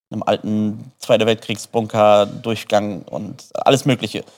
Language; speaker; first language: German; early bilingual, other home language; Polish